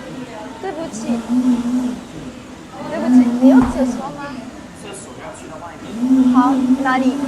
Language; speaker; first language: Chinese; non-native, learner; French